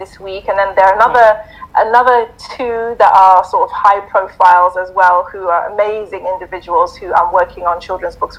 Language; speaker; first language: English; native; English